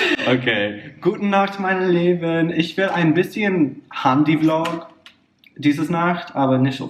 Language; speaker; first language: German; non-native, learner; English